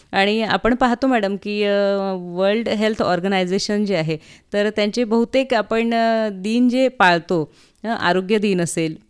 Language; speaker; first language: Marathi; native; Marathi